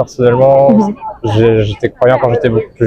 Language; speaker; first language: French; native; French